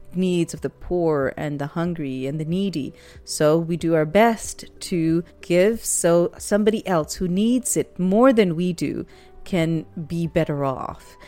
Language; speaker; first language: English; non-native, local second language; Urdu